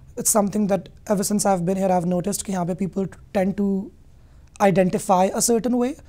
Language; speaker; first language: English; non-native, local second language; Hindi